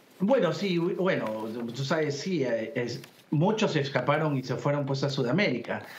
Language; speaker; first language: Spanish; native; Spanish